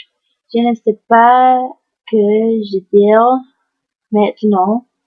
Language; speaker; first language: French; non-native, learner; English